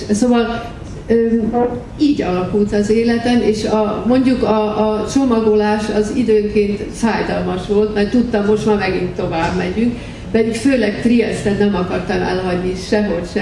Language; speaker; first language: Hungarian; early bilingual, heritage; Hungarian